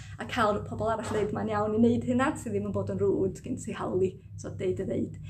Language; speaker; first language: Welsh; native; Welsh